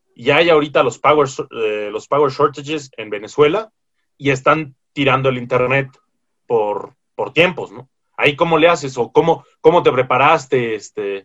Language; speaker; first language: Spanish; native; Spanish